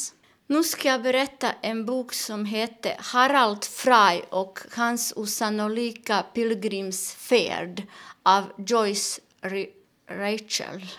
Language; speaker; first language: Swedish; non-native, learner; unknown